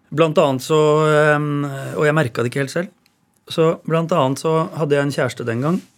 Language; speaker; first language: Norwegian; native; Norwegian